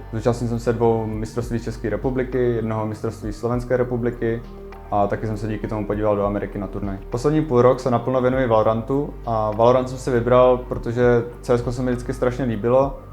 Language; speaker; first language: Czech; native; Czech